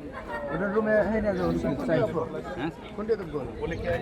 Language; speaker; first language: Hindi; non-native, local second language; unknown